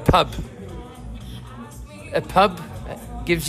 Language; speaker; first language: English; native; English